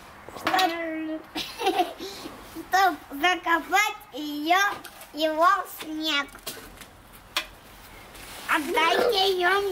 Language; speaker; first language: Russian; native; Russian